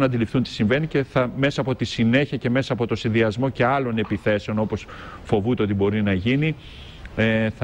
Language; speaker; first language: Greek; native; Greek